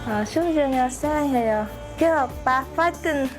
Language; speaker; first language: Korean; non-native, learner; Vietnamese